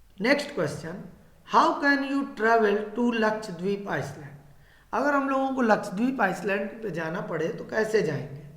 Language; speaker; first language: Hindi; native; Hindi